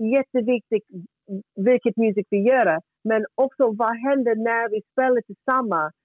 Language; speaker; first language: Swedish; non-native, learner; English